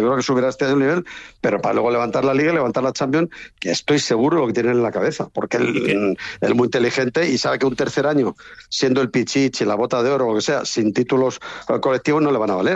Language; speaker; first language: Spanish; native; Spanish